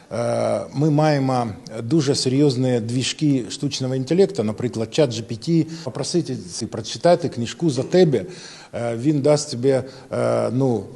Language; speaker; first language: Ukrainian; non-native, local second language; Russian